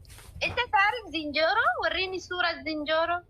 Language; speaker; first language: Arabic; non-native, learner; Oromo